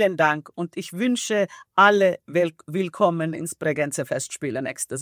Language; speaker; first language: German; non-native, fluent; Finnish